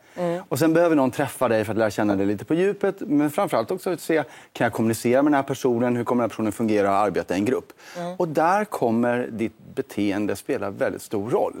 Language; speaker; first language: Swedish; native; Swedish